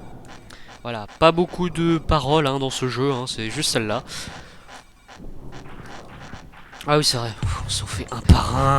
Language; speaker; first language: French; native; French